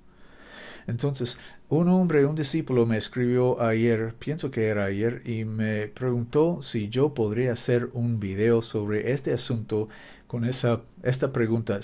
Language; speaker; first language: Spanish; non-native, learner; English